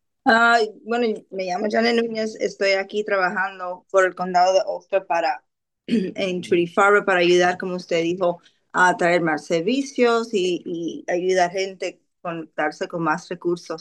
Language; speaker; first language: Spanish; early bilingual, other home language; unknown